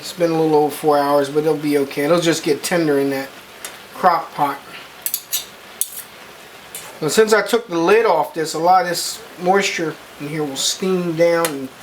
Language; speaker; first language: English; native; English